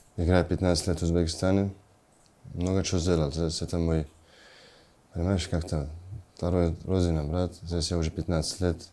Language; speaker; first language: Russian; non-native, learner; Georgian